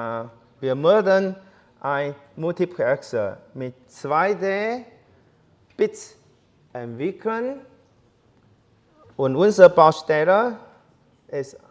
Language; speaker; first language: German; non-native, fluent; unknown